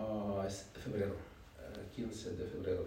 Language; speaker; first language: Spanish; non-native, learner; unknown